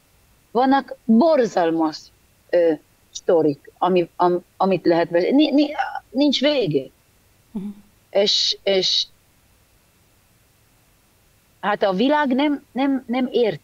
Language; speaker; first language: Hungarian; early bilingual, heritage; Hebrew